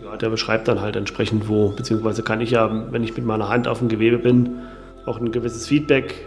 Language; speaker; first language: German; native; German